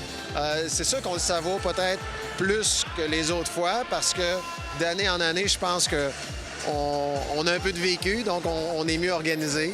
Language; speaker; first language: French; native; French